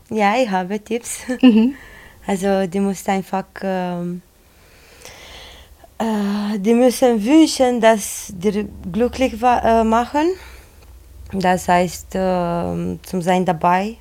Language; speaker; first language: German; non-native, learner; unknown